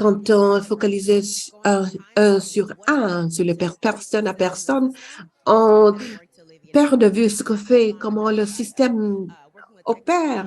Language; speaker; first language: French; non-native, fluent; English